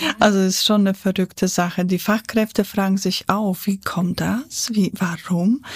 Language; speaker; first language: German; non-native, fluent; Polish